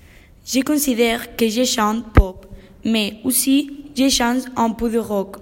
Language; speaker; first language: French; non-native, learner; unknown